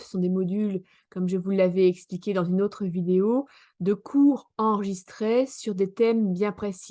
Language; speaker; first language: French; native; French